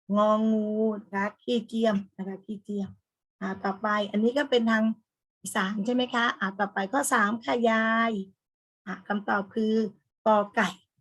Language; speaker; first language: Thai; native; Thai